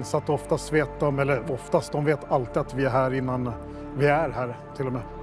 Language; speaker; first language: Swedish; native; Swedish